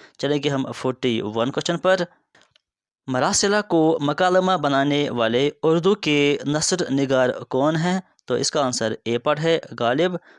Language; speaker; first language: Urdu; non-native, local second language; Kashmiri